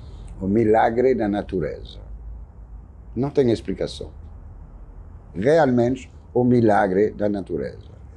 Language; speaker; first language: Portuguese; non-native, fluent; French